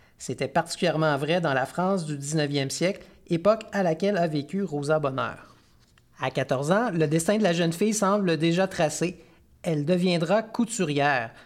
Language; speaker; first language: French; native; French